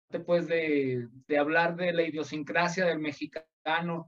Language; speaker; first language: Spanish; native; Spanish